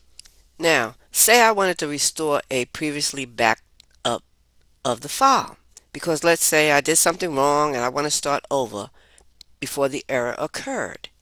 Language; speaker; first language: English; native; English